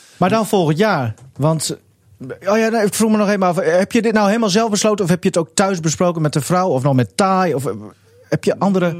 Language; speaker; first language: Dutch; native; Dutch